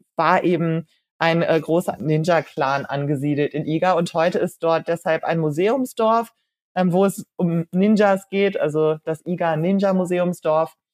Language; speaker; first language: German; native; German